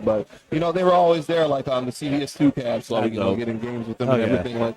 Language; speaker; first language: English; native; English